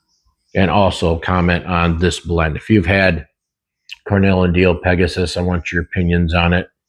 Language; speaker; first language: English; native; English